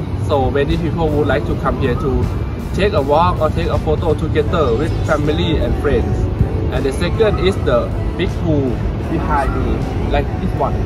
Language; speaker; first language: English; non-native, learner; Thai